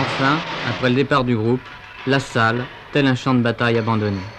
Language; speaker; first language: French; native; French